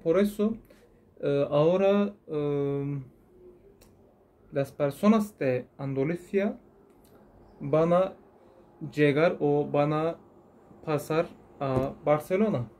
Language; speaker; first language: Spanish; non-native, learner; Turkish